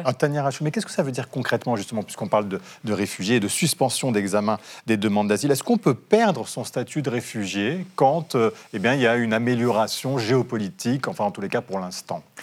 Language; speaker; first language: French; native; French